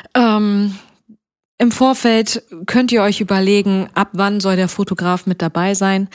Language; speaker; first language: German; native; German